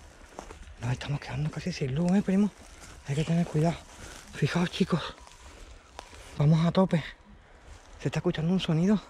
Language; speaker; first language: Spanish; native; Spanish